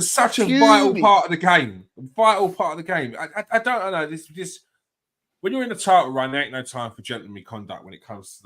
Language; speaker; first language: English; native; English